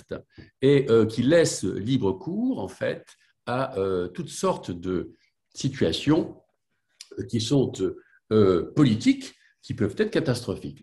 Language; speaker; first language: French; native; French